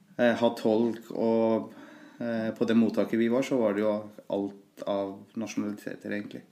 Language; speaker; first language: Norwegian; early bilingual, other home language; Persian